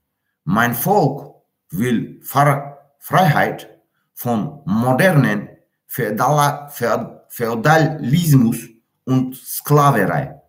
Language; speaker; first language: German; non-native, learner; Tajik